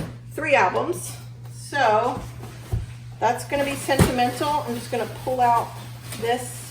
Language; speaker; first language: English; native; English